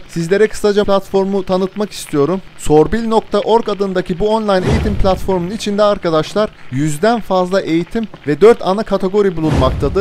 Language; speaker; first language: Turkish; native; Turkish